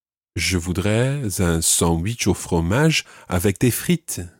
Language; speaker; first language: French; non-native, fluent; English